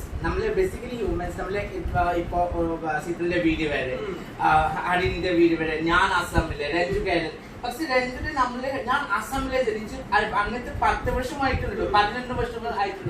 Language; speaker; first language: Malayalam; non-native, learner; Assamese